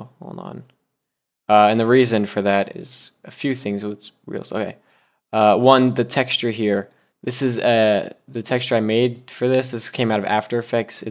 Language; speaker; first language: English; native; English